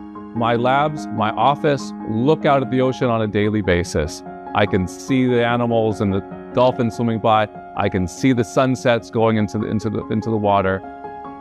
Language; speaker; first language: English; native; English